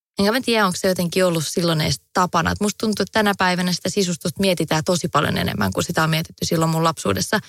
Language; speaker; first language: Finnish; native; Finnish